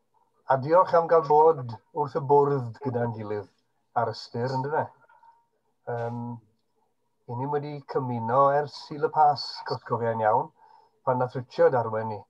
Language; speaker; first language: Welsh; native; Welsh